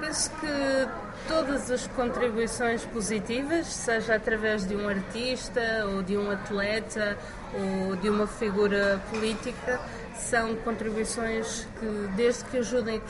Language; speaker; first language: Portuguese; native; Portuguese